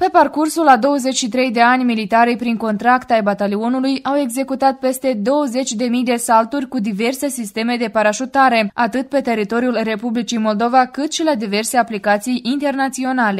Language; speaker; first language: Romanian; native; Romanian